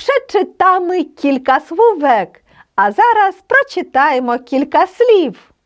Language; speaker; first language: Polish; non-native, fluent; Ukrainian